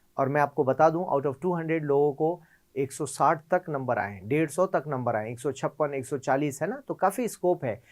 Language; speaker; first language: Hindi; native; Hindi